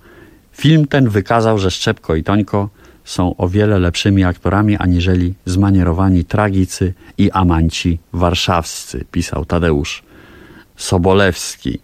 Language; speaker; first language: Polish; native; Polish